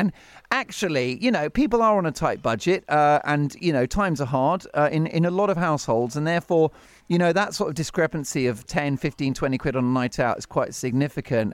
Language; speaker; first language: English; native; English